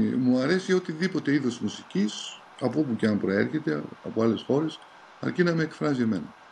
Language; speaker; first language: Greek; early bilingual, heritage; Greek